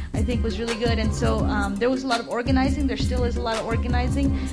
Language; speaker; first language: English; early bilingual, other home language; Spanish